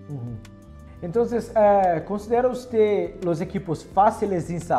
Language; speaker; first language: Spanish; non-native, fluent; Portuguese